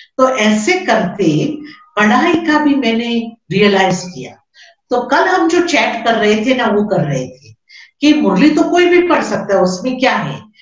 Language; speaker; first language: Hindi; non-native, local second language; Gujarati